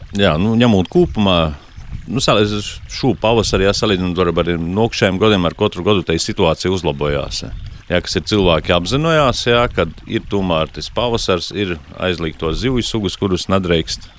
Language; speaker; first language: Latvian; native; Latvian